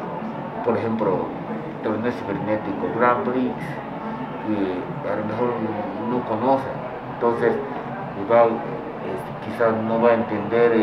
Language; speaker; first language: Spanish; non-native, fluent; Japanese